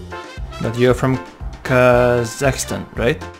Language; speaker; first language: English; non-native, learner; Russian